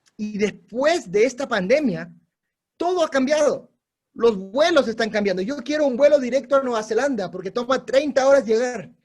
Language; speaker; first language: Spanish; non-native, local second language; English